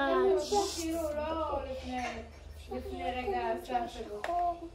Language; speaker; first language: Hebrew; native; Hebrew